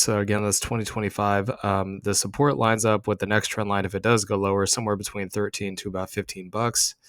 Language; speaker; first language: English; native; English